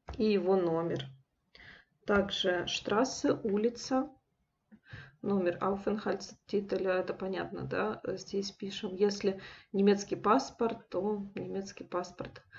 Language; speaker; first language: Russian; native; Russian